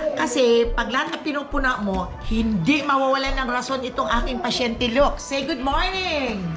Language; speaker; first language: Filipino; non-native, local second language; Cebuano